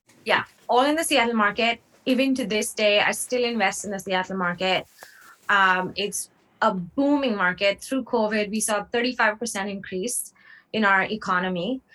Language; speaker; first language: English; non-native, local second language; Hindi